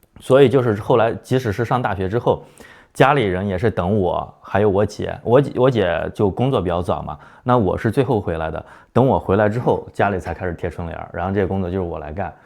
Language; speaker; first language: Chinese; native; Chinese